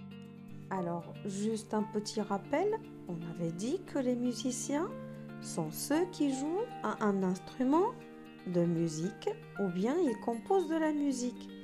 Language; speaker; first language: French; non-native, local second language; Arabic